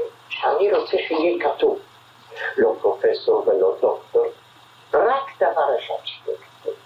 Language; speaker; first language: Hebrew; non-native, fluent; Polish